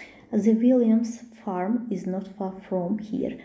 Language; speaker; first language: English; non-native, fluent; Azerbaijani